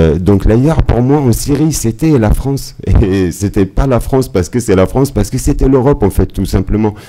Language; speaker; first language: French; non-native, fluent; Arabic